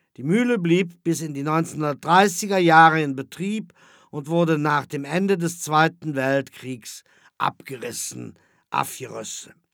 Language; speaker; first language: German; native; German